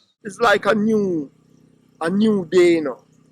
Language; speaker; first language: English; native; English